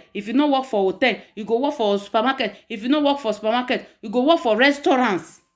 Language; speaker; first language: Nigerian Pidgin; non-native, local second language; Yoruba